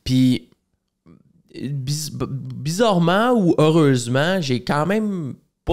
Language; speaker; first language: French; native; French